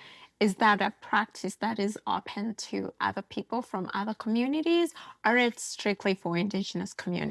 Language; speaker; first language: English; native; English